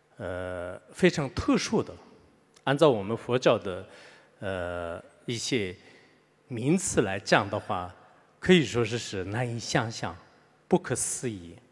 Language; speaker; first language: Chinese; non-native, local second language; Tibetan